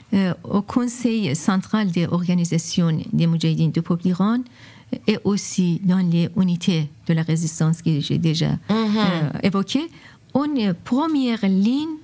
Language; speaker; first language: French; non-native, fluent; Persian